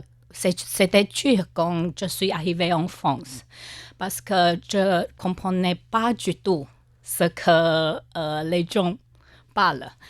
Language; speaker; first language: French; non-native, learner; Chinese